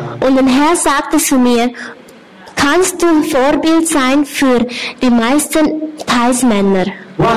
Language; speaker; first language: German; non-native, learner; Thai